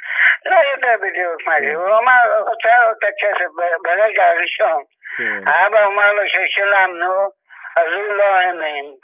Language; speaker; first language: Hebrew; non-native, fluent; Yiddish